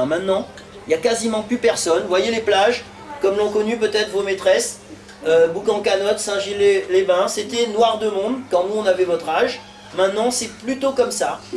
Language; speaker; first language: French; native; French